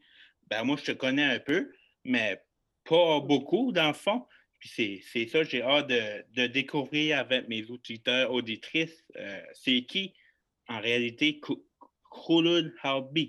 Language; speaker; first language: French; native; French